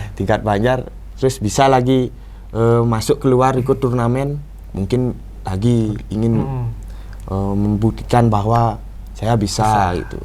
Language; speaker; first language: Indonesian; non-native, local second language; Balinese